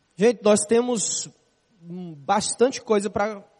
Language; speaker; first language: Portuguese; native; Portuguese